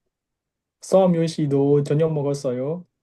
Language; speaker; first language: Korean; non-native, learner; Burmese